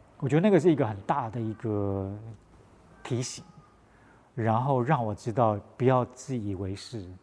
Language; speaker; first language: Chinese; non-native, local second language; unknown